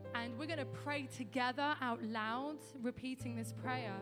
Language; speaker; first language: English; native; English